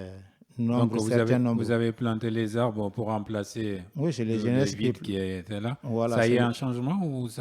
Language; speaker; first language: French; non-native, learner; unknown